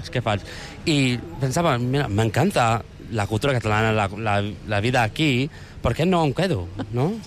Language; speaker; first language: Catalan; non-native, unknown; English